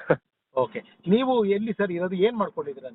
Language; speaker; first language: Kannada; native; Kannada